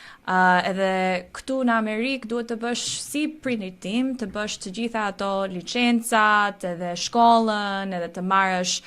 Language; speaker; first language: Albanian; early bilingual, heritage; Albanian